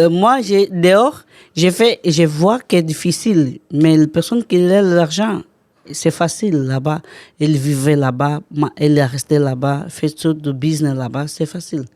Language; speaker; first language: French; non-native, learner; Portuguese